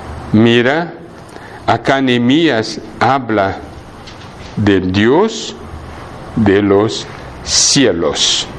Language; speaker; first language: Spanish; non-native, fluent; Portuguese